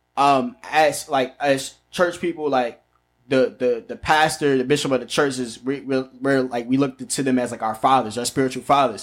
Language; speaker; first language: English; native; English